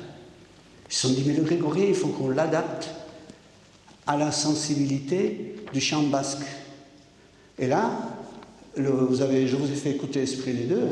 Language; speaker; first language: French; native; French